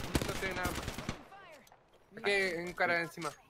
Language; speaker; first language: Portuguese; non-native, learner; Spanish